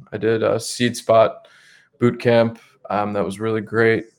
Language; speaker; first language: English; native; English